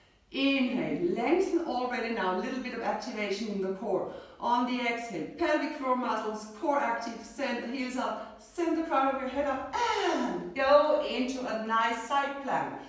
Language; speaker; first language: English; non-native, fluent; German